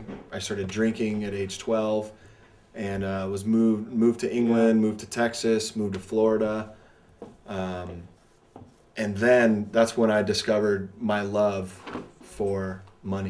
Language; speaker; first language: English; native; English